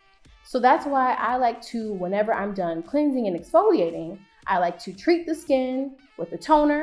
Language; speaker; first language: English; native; English